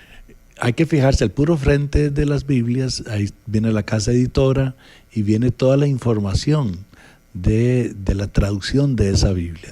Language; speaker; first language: Spanish; native; Spanish